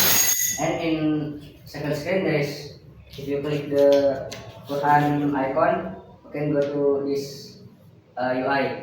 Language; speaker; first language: English; non-native, learner; Indonesian